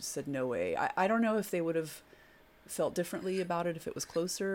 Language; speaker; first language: English; early bilingual, other home language; French